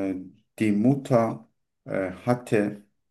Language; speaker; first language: German; non-native, learner; Turkish